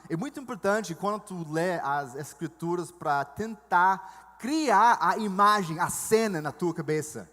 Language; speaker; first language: Portuguese; non-native, fluent; English